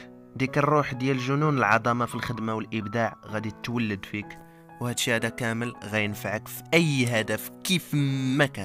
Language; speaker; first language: Arabic; native; Arabic